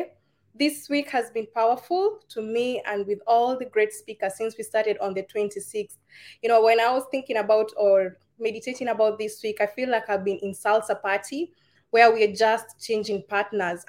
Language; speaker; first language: English; non-native, local second language; Kikuyu